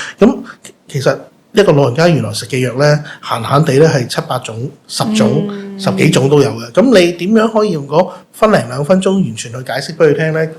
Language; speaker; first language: Cantonese; native; Cantonese